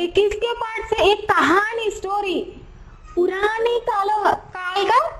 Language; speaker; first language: Hindi; non-native, local second language; Telugu